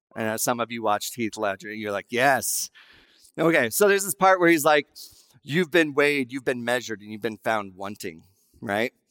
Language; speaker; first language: English; native; English